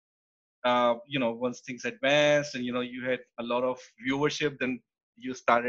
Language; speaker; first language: English; non-native, local second language; Urdu